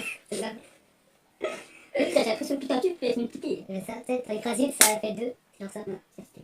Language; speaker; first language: French; native; French